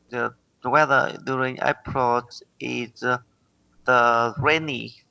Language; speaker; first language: English; non-native, learner; Vietnamese